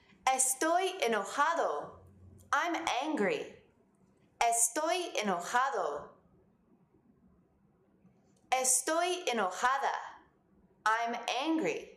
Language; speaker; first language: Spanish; non-native, fluent; English